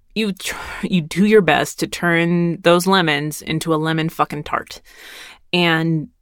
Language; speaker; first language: English; early bilingual, other home language; Spanish